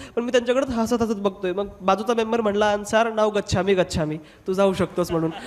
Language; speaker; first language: Marathi; non-native, local second language; Hindi